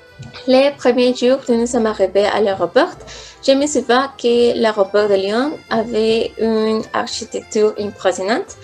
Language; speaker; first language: French; non-native, learner; Spanish